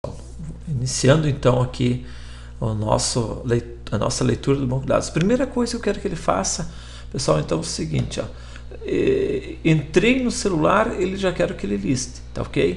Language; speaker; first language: Portuguese; native; Portuguese